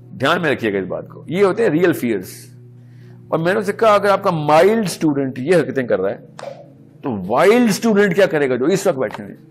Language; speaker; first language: Urdu; native; Urdu